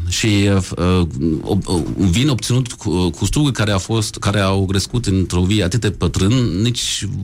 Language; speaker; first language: Romanian; non-native, fluent; German